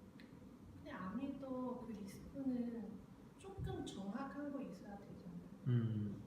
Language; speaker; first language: Korean; non-native, learner; Chinese